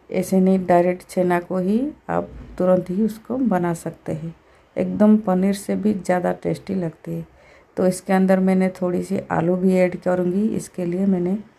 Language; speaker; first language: Hindi; native; Hindi